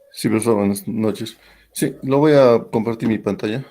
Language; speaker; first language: Spanish; native; Spanish